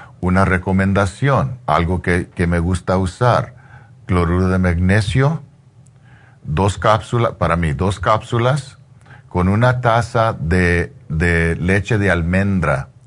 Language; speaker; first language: Spanish; non-native, learner; English